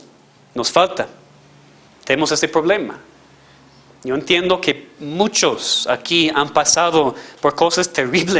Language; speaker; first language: Spanish; non-native, fluent; English